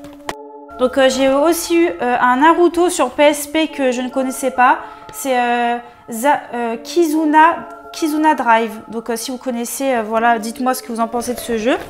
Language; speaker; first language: French; native; French